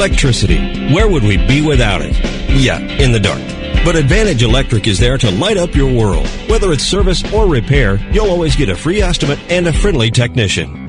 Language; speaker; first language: English; native; English